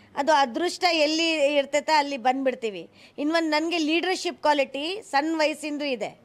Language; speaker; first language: Kannada; non-native, local second language; Hindi